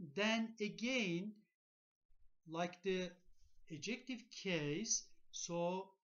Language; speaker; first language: English; non-native, fluent; Turkish